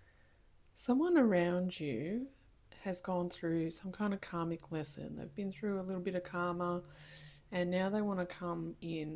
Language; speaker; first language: English; native; English